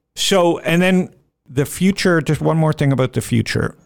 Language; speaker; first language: English; native; English